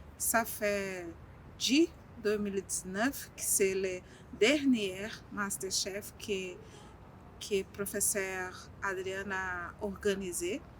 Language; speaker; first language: French; non-native, learner; Portuguese